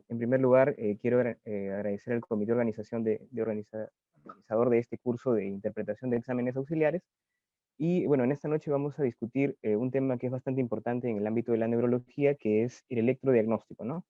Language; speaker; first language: Spanish; native; Spanish